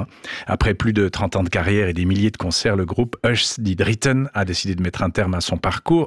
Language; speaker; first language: French; native; French